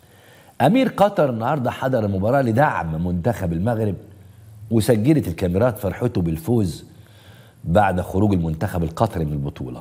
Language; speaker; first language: Arabic; native; Arabic